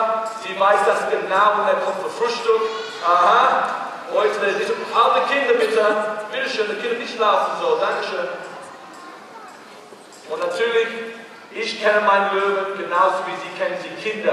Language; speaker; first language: German; non-native, learner; English